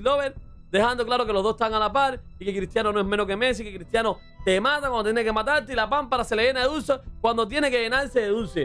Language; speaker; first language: Spanish; native; Spanish